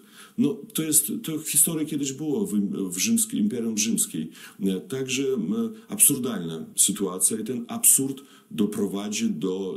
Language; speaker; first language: Polish; non-native, fluent; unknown